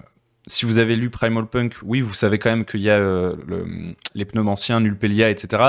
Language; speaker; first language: French; native; French